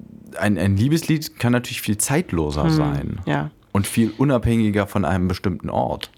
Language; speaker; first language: German; native; German